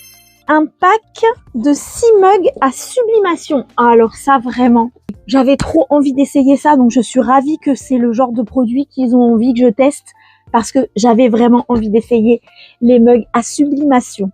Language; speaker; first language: French; native; French